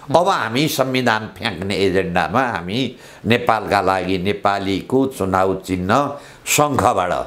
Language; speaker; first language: Nepali; native; Nepali